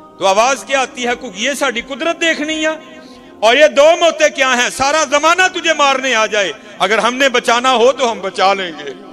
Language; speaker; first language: Urdu; non-native, local second language; Punjabi